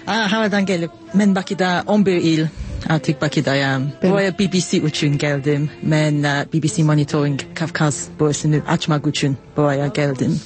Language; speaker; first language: Azerbaijani; non-native, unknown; English